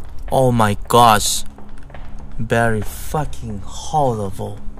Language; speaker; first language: English; non-native, learner; Korean